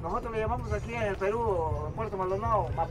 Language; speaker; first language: Spanish; native; Spanish